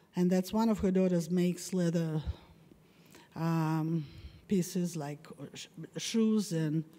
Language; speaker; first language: English; non-native, fluent; Russian